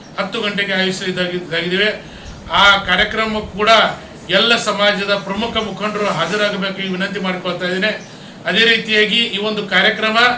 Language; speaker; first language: Kannada; native; Kannada